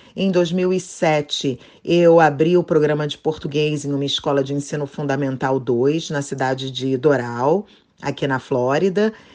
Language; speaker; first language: Portuguese; native; Portuguese